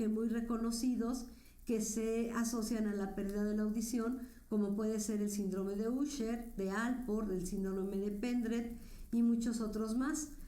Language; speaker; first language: Spanish; native; Spanish